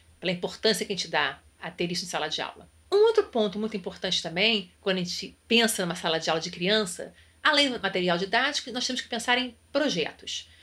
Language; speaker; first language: Portuguese; native; Portuguese